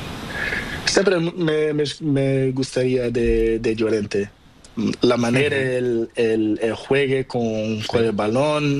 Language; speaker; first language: Spanish; non-native, learner; Portuguese